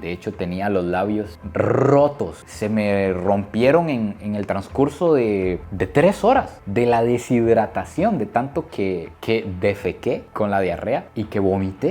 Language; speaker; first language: Spanish; native; Spanish